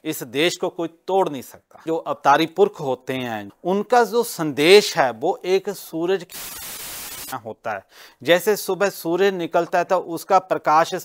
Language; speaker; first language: Hindi; non-native, local second language; Punjabi